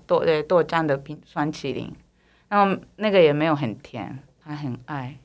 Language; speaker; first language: Chinese; non-native, fluent; Japanese